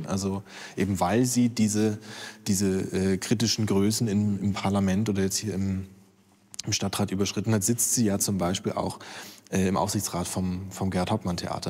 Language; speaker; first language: German; native; German